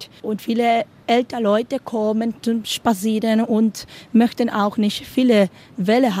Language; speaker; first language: German; non-native, learner; Spanish